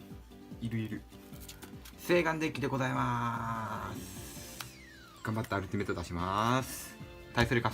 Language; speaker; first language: Japanese; native; Japanese